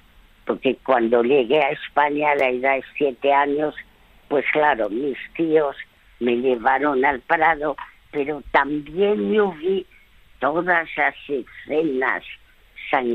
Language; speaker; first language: Spanish; early bilingual, other home language; French